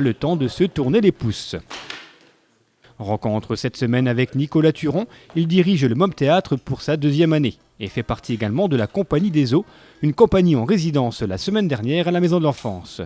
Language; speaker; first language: French; native; French